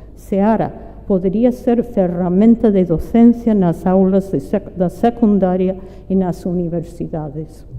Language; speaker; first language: Galician; non-native, fluent; English